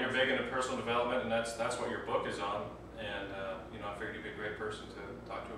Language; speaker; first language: English; native; English